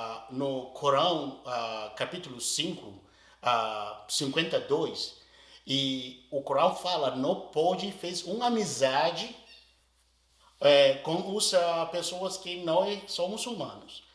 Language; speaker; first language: Portuguese; non-native, learner; Arabic